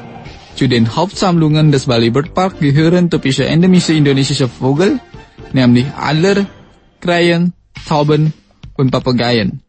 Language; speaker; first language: German; non-native, fluent; Indonesian